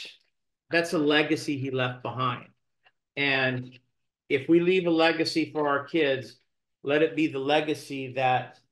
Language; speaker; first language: English; native; English